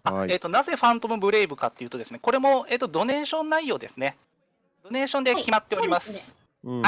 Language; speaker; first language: Japanese; native; Japanese